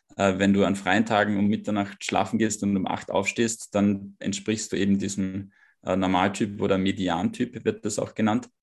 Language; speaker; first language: German; native; German